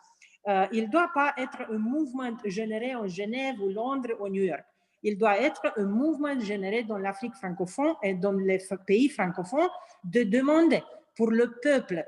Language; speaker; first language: French; non-native, learner; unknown